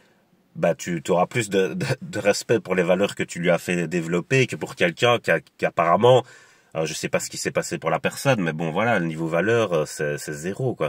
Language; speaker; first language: French; native; French